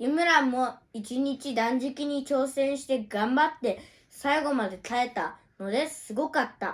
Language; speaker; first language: Japanese; early bilingual, other home language; Uyghur